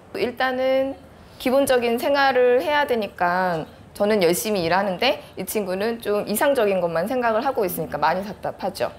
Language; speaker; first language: Korean; native; Korean